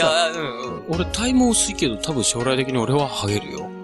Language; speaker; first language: Japanese; native; Japanese